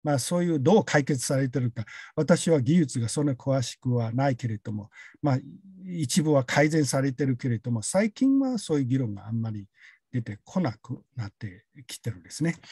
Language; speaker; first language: Japanese; non-native, fluent; Chinese